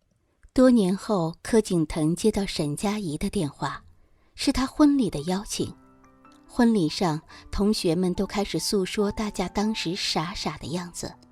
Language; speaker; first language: Chinese; native; Chinese